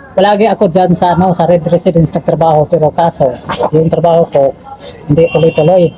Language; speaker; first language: Filipino; non-native, local second language; Surigaonon